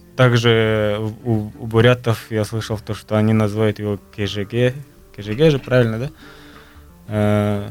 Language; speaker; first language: Russian; non-native, local second language; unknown